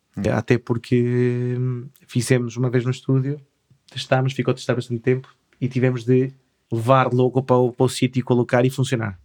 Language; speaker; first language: Portuguese; non-native, fluent; Spanish